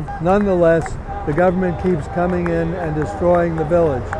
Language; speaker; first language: English; native; English